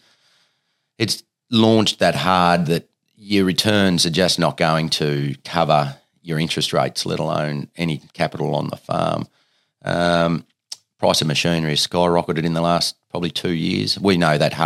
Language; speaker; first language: English; native; English